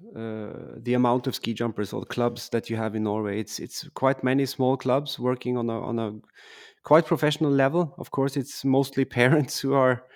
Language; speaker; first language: English; non-native, fluent; German